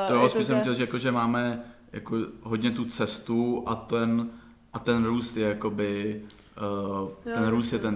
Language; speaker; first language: Czech; native; Czech